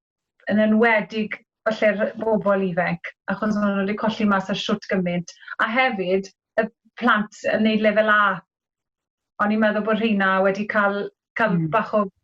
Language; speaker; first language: Welsh; native; Welsh